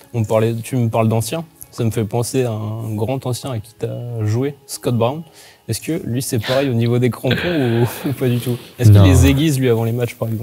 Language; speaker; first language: French; native; French